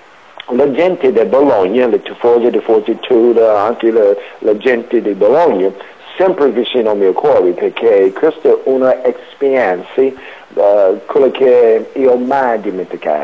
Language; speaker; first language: Italian; non-native, learner; English